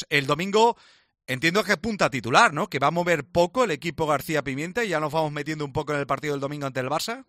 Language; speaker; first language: Spanish; native; Spanish